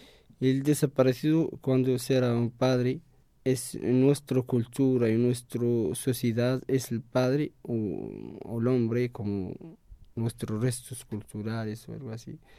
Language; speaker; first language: Spanish; non-native, learner; Arabic